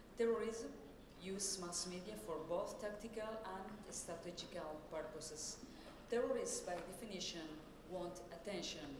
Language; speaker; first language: English; non-native, fluent; Spanish